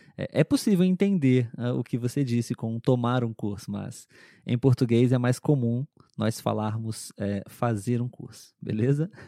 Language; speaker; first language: Portuguese; native; Portuguese